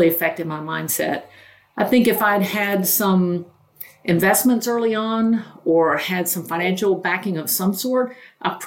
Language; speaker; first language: English; native; English